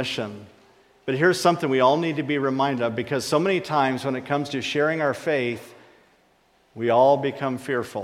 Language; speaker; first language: English; native; English